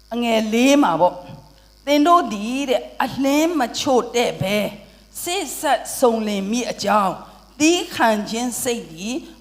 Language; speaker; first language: Burmese; non-native, local second language; Tedim Chin